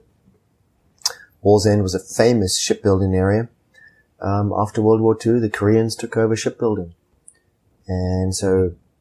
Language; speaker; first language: English; native; English